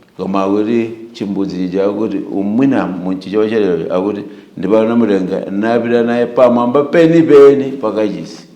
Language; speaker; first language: Nyanja; native; Nyanja